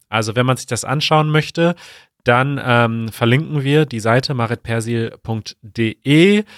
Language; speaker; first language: German; native; German